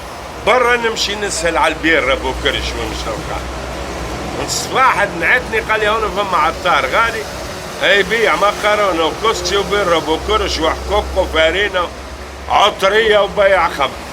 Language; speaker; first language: Arabic; native; Arabic